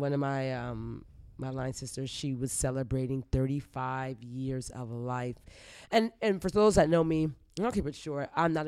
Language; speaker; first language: English; native; English